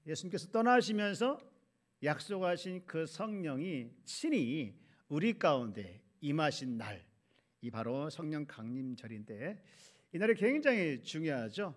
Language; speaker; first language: Korean; native; Korean